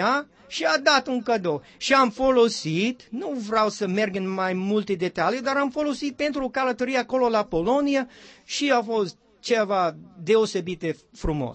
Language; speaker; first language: Romanian; non-native, learner; English